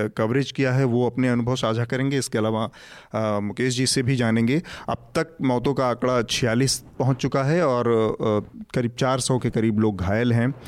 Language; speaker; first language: Hindi; native; Hindi